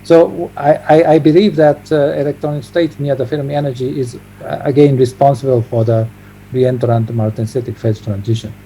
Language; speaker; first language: English; non-native, fluent; Japanese